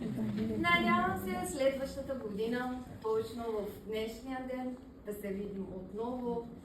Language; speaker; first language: Bulgarian; non-native, learner; Persian